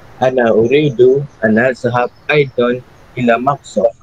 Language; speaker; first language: Arabic; non-native, learner; Malay